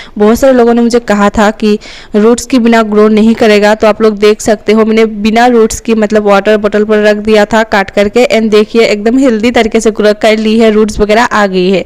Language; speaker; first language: Hindi; non-native, local second language; Assamese